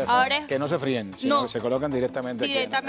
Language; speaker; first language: Spanish; native; Spanish